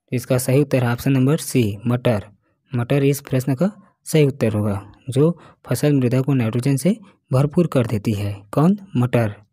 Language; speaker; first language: Hindi; native; Hindi